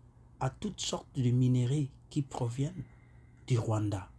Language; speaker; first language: French; non-native, local second language; Kinyarwanda